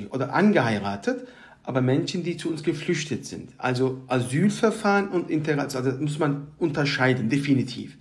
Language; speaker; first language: German; early bilingual, other home language; Turkish